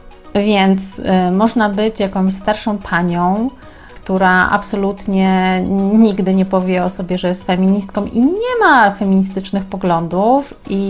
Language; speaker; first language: Polish; native; Polish